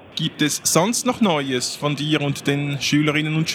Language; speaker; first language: German; native; German